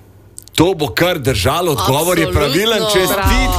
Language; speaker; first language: Slovenian; native; Slovenian